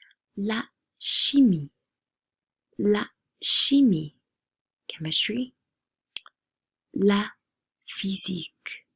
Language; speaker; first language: French; non-native, fluent; English